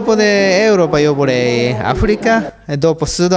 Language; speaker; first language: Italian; non-native, learner; Japanese